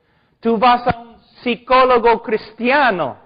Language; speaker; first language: Spanish; non-native, fluent; English